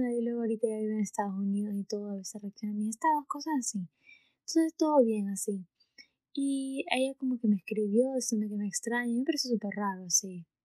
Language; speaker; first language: Spanish; early bilingual, heritage; Spanish